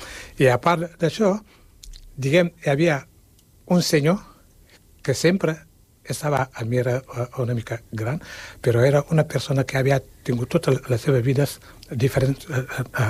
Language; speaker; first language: Catalan; non-native, fluent; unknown